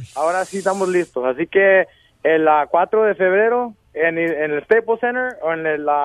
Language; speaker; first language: Spanish; early bilingual, heritage; Spanish